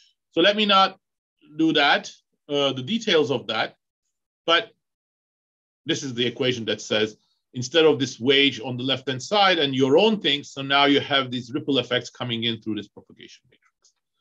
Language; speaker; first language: English; non-native, fluent; Turkish